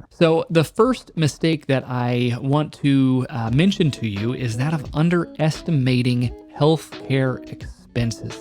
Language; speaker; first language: English; native; English